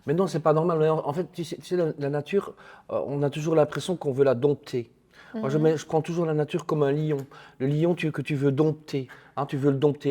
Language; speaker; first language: French; native; French